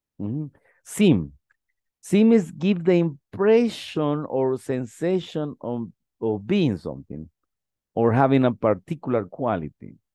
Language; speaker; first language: English; non-native, fluent; Spanish